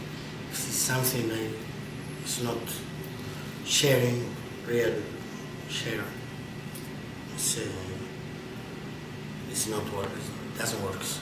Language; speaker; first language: English; non-native, learner; Spanish